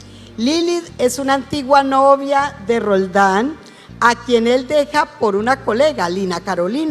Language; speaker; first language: Spanish; native; Spanish